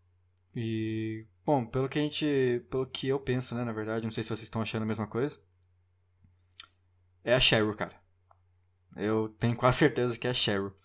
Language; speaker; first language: Portuguese; native; Portuguese